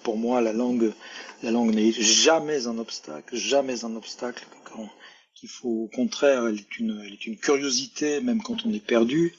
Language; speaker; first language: French; native; French